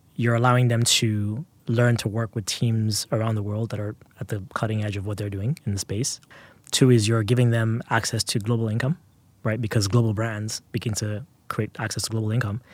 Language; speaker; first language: English; non-native, local second language; Yoruba